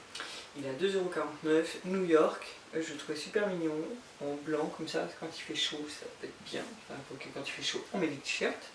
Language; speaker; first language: French; native; French